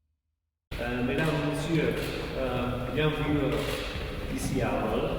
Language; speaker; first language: French; non-native, learner; English